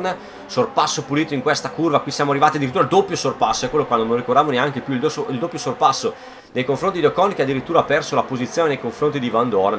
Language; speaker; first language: Italian; native; Italian